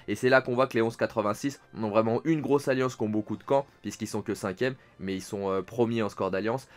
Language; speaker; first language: French; native; French